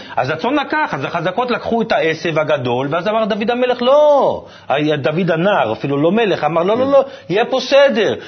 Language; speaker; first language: Hebrew; native; Hebrew